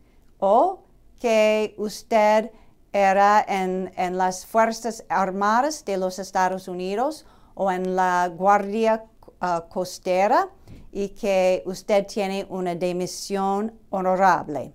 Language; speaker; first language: Spanish; non-native, fluent; English